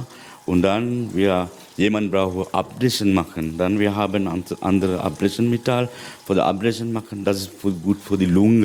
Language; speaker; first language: German; non-native, learner; Sinhala